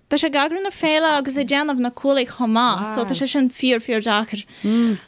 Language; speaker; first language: Irish; non-native, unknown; Portuguese